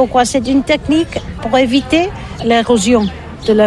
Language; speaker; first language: French; non-native, learner; Catalan